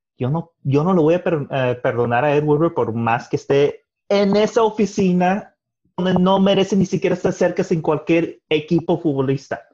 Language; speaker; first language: Spanish; early bilingual, heritage; Spanish